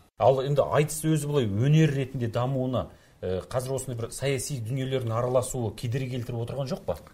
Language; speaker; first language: Kazakh; native; Kazakh